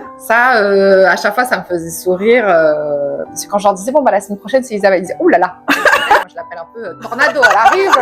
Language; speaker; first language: French; early bilingual, other home language; Kabyle